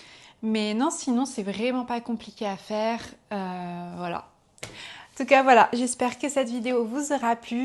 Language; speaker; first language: French; native; French